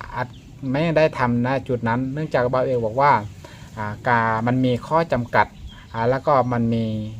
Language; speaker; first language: Thai; native; Thai